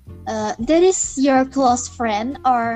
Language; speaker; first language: English; non-native, learner; Indonesian